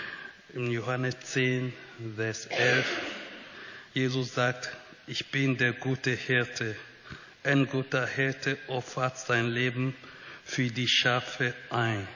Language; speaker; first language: German; non-native, fluent; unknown